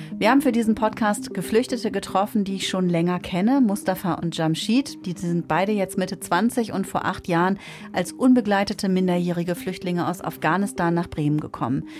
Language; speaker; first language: German; native; German